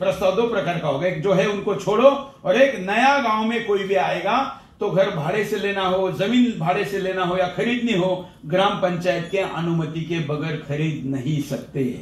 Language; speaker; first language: Hindi; non-native, local second language; Marathi